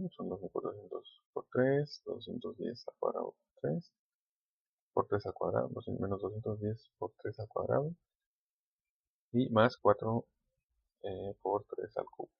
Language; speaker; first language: Spanish; native; Spanish